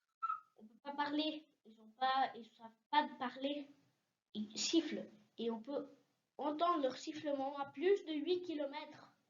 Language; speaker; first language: French; early bilingual, heritage; French